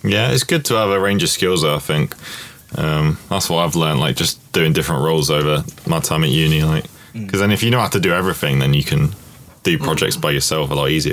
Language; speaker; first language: English; native; English